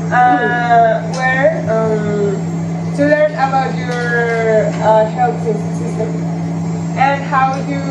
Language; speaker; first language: English; non-native, learner; Spanish